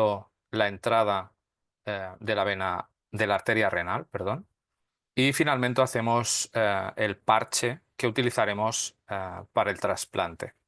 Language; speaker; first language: Spanish; native; Spanish